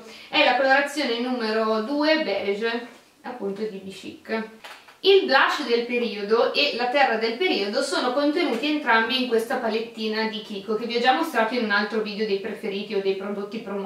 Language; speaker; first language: Italian; native; Italian